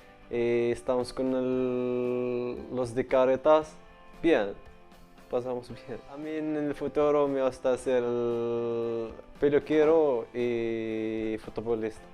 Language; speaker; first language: Spanish; non-native, learner; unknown